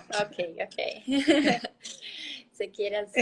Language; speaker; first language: Spanish; non-native, learner; Portuguese